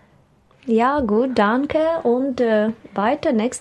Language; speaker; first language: German; non-native, learner; Russian